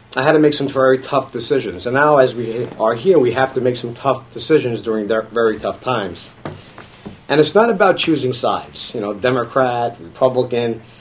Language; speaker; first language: English; native; English